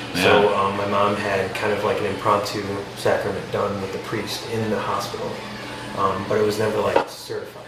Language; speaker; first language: English; native; English